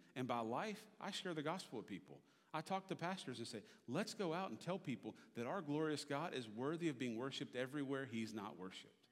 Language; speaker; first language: English; native; English